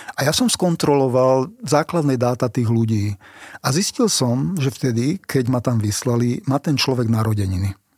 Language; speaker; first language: Slovak; non-native, local second language; Hungarian